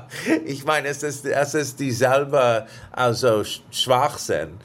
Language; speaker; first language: German; non-native, fluent; English